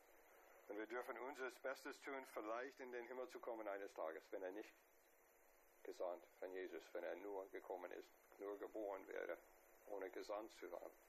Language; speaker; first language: German; non-native, fluent; English